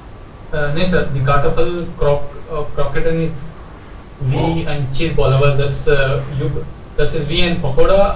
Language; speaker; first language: German; non-native, learner; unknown